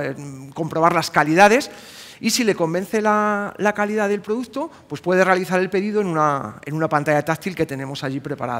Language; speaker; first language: Spanish; native; Spanish